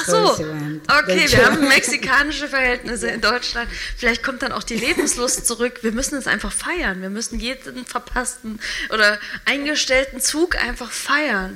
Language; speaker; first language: German; native; German